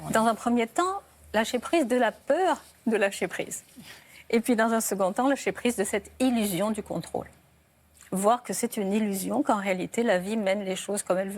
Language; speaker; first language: French; native; French